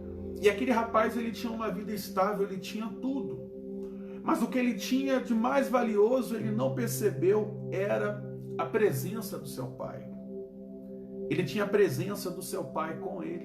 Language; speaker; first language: Portuguese; native; Portuguese